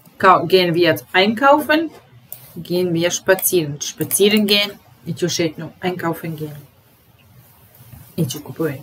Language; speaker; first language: German; non-native, fluent; Serbian